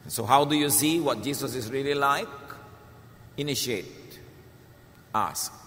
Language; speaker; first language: English; non-native, local second language; Filipino